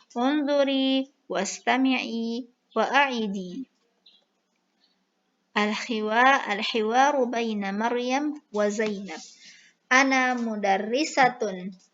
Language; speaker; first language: Arabic; non-native, fluent; Indonesian